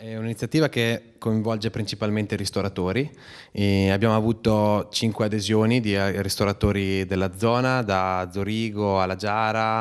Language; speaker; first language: Italian; native; Italian